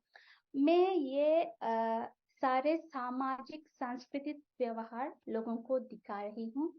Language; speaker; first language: Hindi; non-native, fluent; Sinhala